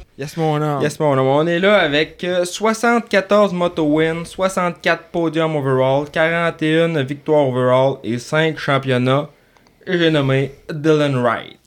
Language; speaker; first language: French; native; French